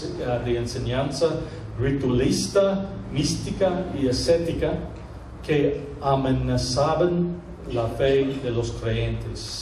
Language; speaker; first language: Spanish; non-native, fluent; English